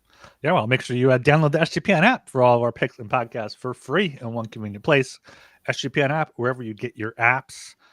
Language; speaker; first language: English; native; English